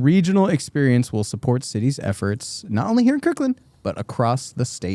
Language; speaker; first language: English; native; English